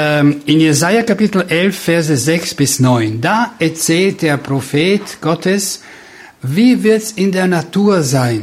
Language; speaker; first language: German; non-native, fluent; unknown